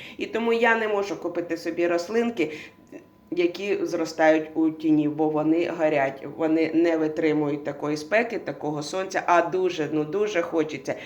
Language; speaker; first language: Ukrainian; non-native, local second language; Russian